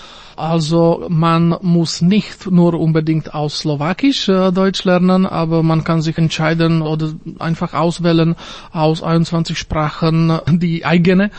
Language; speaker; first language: German; non-native, fluent; Slovak